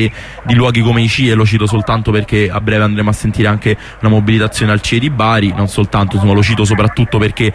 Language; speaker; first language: Italian; native; Italian